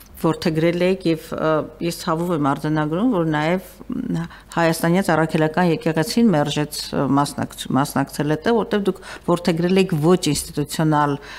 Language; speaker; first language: Armenian; native; Armenian